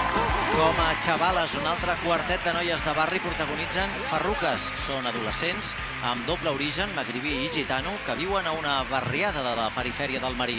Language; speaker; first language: Catalan; native; Catalan